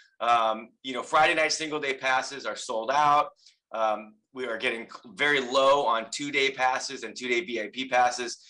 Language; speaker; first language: English; native; English